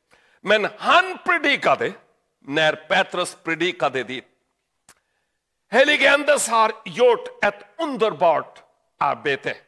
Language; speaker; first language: Swedish; non-native, learner; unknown